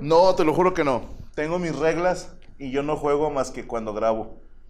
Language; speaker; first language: Spanish; native; Spanish